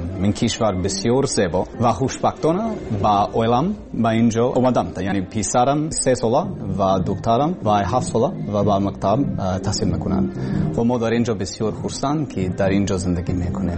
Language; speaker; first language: Persian; non-native, learner; English